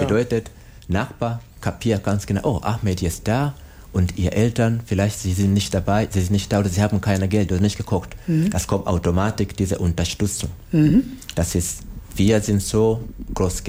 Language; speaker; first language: German; non-native, learner; Swahili